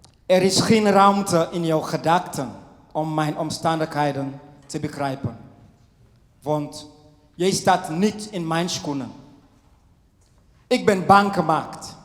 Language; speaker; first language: Dutch; non-native, fluent; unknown